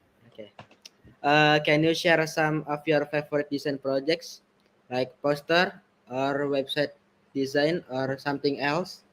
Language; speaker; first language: English; non-native, learner; Indonesian